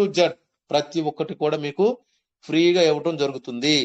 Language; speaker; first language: Telugu; native; Telugu